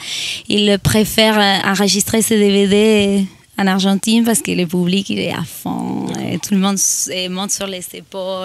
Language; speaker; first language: French; non-native, fluent; Spanish